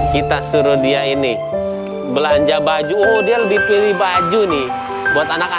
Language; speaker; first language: Indonesian; native; Indonesian